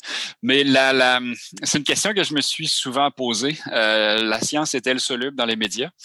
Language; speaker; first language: French; native; French